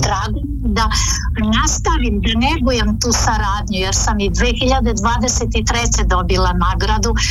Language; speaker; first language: Serbian; native; Serbian